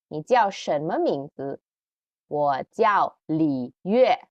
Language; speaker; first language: Chinese; non-native, fluent; Indonesian